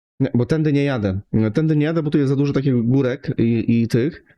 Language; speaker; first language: Polish; native; Polish